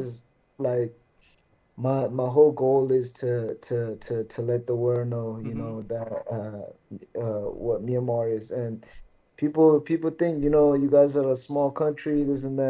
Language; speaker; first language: English; early bilingual, other home language; Burmese